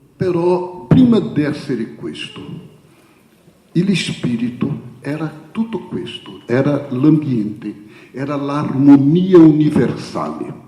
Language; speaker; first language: Italian; non-native, fluent; Portuguese